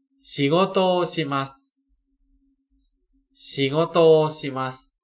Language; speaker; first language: Japanese; non-native, fluent; Thai